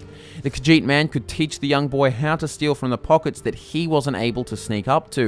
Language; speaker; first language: English; native; English